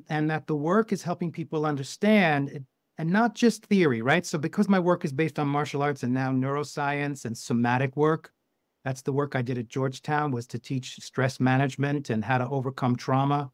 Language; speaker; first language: English; native; English